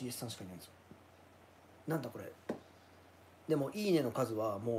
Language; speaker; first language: English; non-native, learner; Japanese